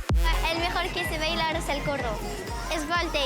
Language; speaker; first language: Spanish; non-native, learner; French